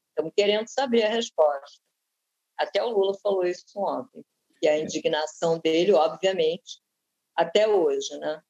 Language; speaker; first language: Portuguese; native; Portuguese